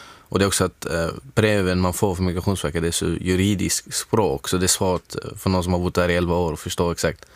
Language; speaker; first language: Swedish; non-native, fluent; Arabic